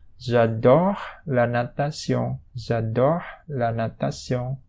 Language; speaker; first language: French; non-native, fluent; Indonesian